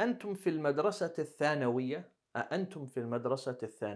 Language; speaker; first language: Arabic; non-native, fluent; English